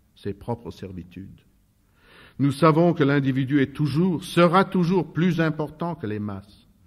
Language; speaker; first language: French; non-native, fluent; Russian